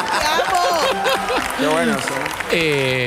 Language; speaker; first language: Spanish; native; Spanish